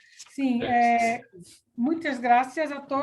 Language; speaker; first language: Spanish; non-native, learner; Portuguese